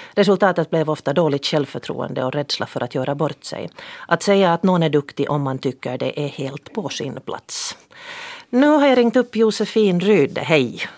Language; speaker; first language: Swedish; native; Swedish